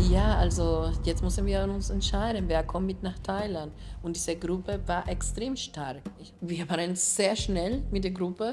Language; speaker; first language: German; non-native, fluent; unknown